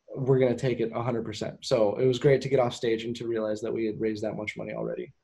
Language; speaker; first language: English; native; English